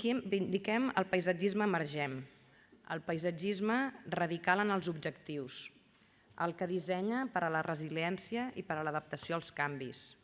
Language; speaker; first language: Catalan; native; Catalan